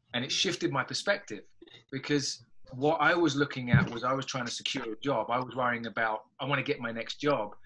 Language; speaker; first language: English; native; English